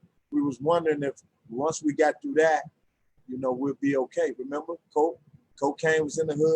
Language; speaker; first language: English; native; English